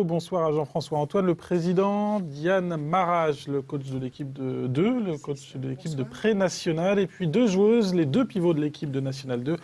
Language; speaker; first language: French; native; French